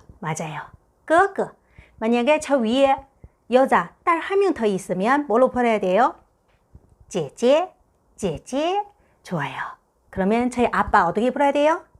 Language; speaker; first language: Korean; non-native, fluent; Chinese